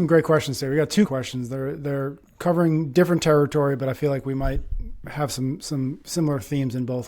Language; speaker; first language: English; native; English